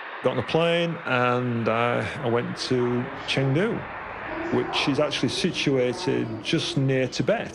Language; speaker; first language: English; native; English